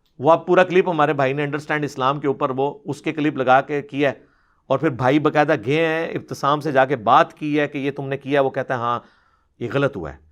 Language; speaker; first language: Urdu; non-native, local second language; Punjabi